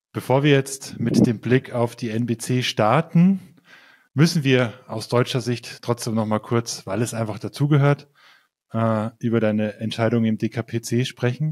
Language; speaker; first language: German; native; German